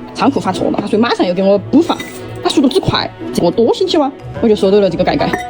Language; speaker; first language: Chinese; native; Chinese